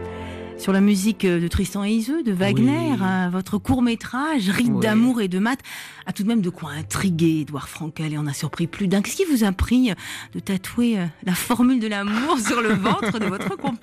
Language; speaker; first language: French; native; French